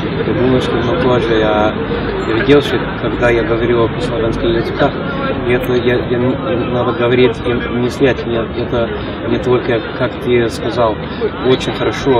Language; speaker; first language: Russian; non-native, learner; English